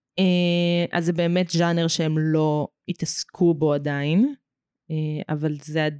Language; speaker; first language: Hebrew; native; Hebrew